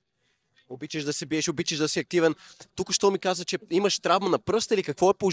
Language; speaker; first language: Bulgarian; native; Bulgarian